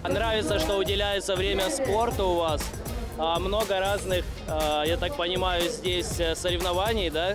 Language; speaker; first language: Russian; native; Russian